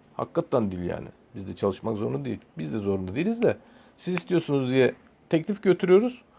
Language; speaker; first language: Turkish; early bilingual, heritage; Turkish